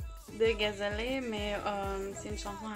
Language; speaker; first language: French; native; French